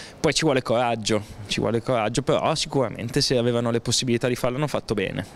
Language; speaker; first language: Italian; native; Italian